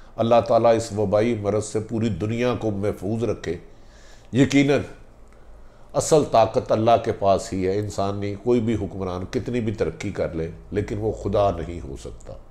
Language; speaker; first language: Urdu; non-native, local second language; Punjabi